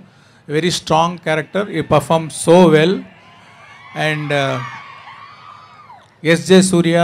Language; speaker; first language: Telugu; non-native, learner; Tamil